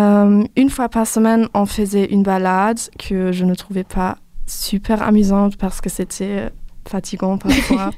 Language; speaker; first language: French; non-native, fluent; German